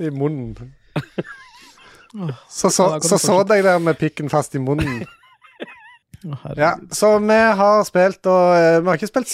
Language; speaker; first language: Norwegian; native; Norwegian